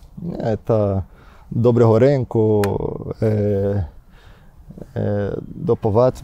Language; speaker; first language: Russian; non-native, learner; Portuguese